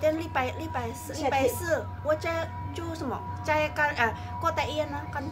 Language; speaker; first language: Chinese; non-native, learner; Indonesian